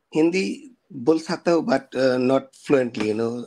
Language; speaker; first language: Hindi; non-native, learner; Bangla